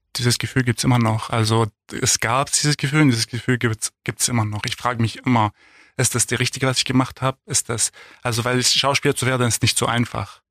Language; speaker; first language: German; non-native, fluent; Arabic